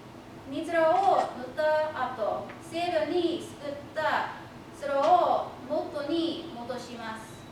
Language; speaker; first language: Japanese; non-native, fluent; English